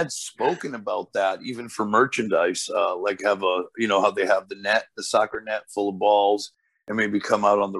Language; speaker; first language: English; early bilingual, other home language; Portuguese